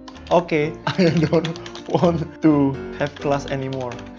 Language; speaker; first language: English; non-native, learner; Indonesian